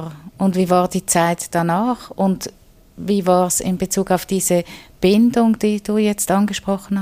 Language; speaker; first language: German; native; German